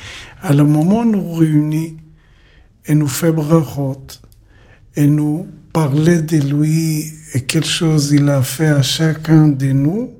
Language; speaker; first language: French; non-native, learner; Hebrew